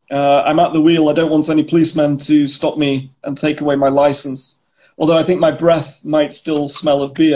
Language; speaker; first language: English; native; English